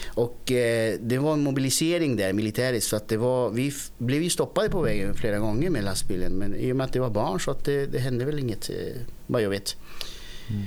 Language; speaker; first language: Swedish; early bilingual, other home language; Spanish